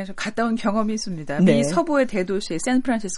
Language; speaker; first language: Korean; native; Korean